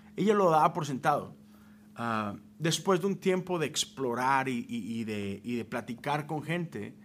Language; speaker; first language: Spanish; native; Spanish